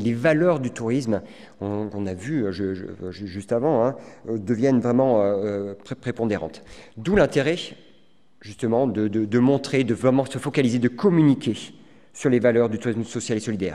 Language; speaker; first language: French; native; French